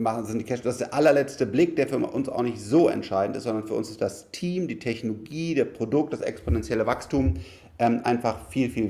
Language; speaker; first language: German; native; German